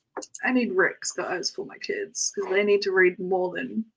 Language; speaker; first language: English; native; English